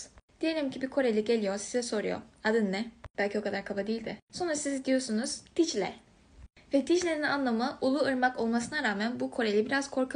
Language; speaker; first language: Turkish; non-native, fluent; Korean